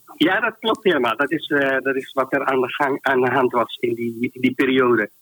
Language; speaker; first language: Dutch; native; Dutch